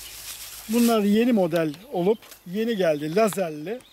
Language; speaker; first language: Turkish; native; Turkish